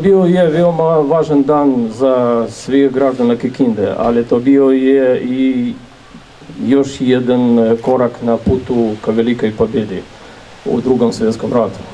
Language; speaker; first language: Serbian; non-native, learner; Russian